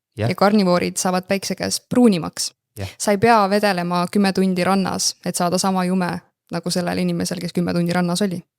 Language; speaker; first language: Estonian; native; Estonian